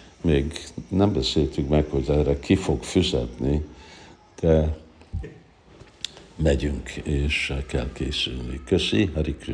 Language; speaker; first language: Hungarian; early bilingual, heritage; Hungarian